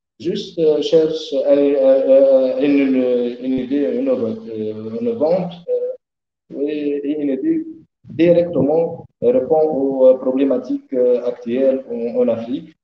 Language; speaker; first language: French; non-native, learner; Arabic